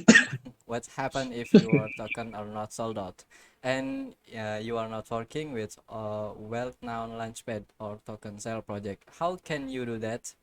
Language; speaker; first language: English; non-native, learner; Indonesian